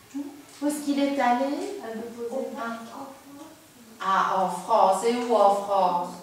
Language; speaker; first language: French; native; French